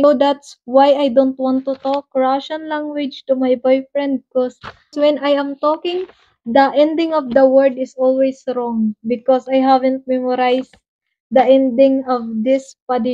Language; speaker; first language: English; non-native, local second language; Waray